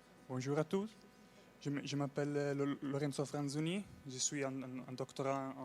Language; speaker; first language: French; non-native, fluent; Italian